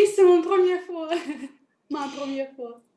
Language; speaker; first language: French; non-native, learner; Russian